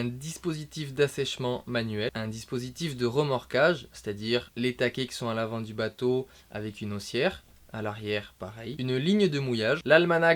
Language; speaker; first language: French; native; French